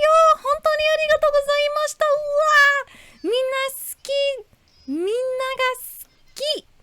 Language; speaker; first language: Japanese; non-native, learner; English